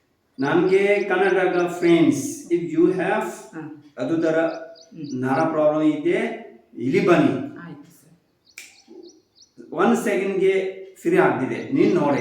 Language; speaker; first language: Kannada; non-native, learner; Tibetan